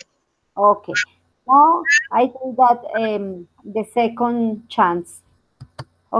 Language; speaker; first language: English; non-native, learner; Spanish